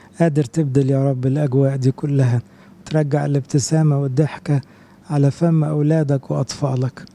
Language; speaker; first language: Arabic; native; Arabic